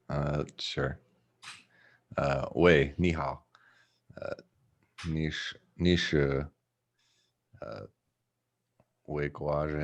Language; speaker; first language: Chinese; non-native, learner; English